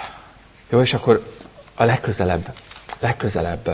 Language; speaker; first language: Hungarian; native; Hungarian